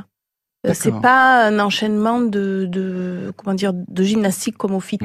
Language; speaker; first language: French; native; French